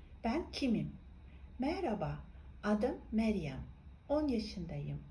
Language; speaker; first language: Turkish; non-native, fluent; Kazakh